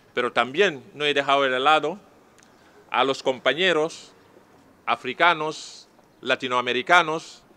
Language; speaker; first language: Spanish; non-native, fluent; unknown